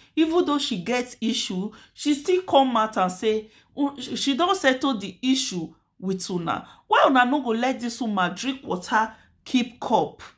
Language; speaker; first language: Nigerian Pidgin; native; Nigerian Pidgin